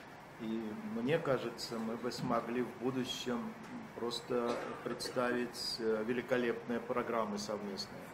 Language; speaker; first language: Russian; native; Russian